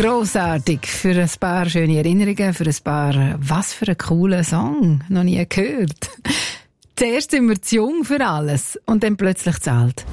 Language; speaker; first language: German; native; German